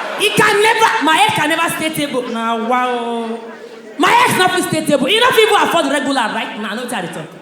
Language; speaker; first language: Nigerian Pidgin; native; Nigerian Pidgin